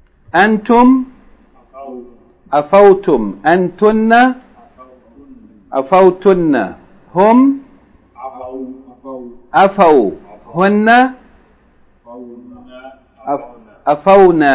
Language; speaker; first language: Arabic; non-native, fluent; English